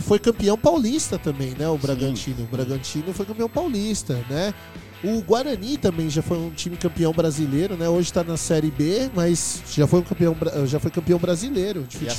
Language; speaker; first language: Portuguese; native; Portuguese